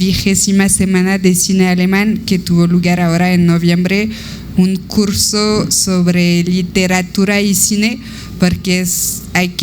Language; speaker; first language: Spanish; non-native, fluent; French